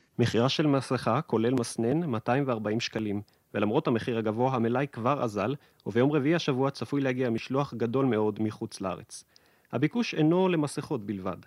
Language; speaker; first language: Hebrew; native; Hebrew